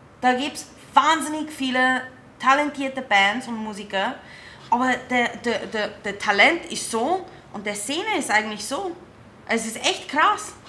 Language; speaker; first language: German; non-native, fluent; English